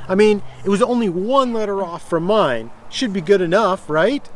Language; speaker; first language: English; native; English